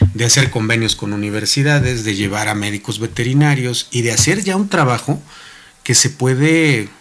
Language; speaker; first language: Spanish; native; Spanish